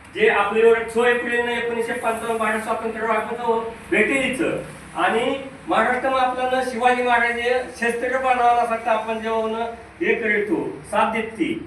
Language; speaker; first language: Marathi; non-native, local second language; Rajasthani